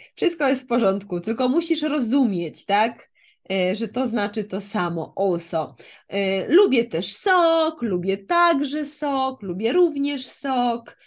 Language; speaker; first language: Polish; native; Polish